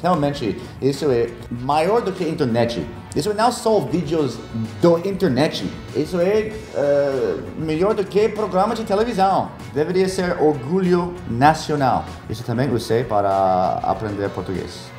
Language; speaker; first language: Portuguese; non-native, fluent; English